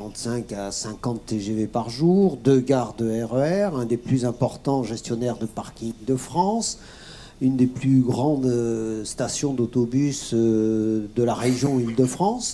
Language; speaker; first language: French; native; French